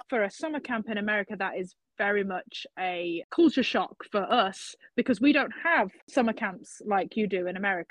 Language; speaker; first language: English; native; English